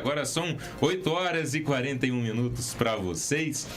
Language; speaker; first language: Portuguese; native; Portuguese